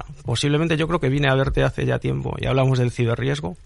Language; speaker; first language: Spanish; native; Spanish